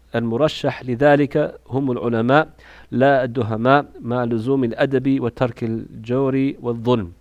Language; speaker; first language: Arabic; non-native, fluent; English